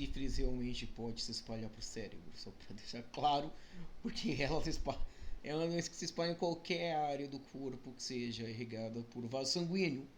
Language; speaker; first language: Portuguese; native; Portuguese